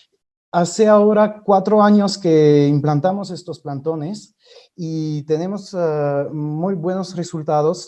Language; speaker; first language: Spanish; non-native, fluent; French